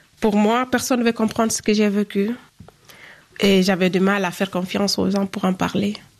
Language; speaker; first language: French; non-native, local second language; Fula